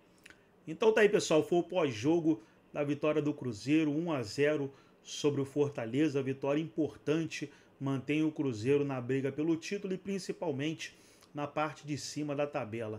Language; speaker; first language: Portuguese; native; Portuguese